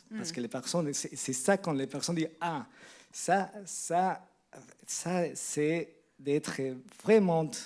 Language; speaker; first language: French; non-native, learner; Spanish